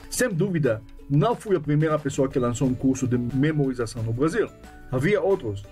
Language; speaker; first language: Portuguese; non-native, fluent; French